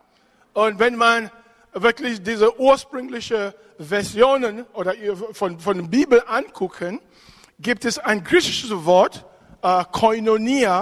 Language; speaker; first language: German; non-native, fluent; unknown